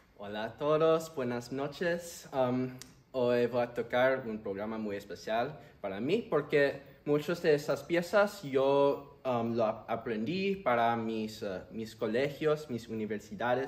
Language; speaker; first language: Spanish; early bilingual, heritage; Spanish